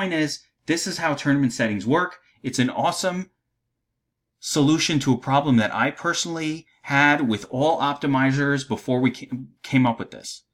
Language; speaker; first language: English; native; English